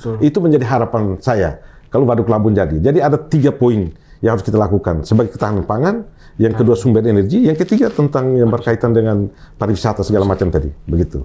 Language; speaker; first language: Indonesian; non-native, local second language; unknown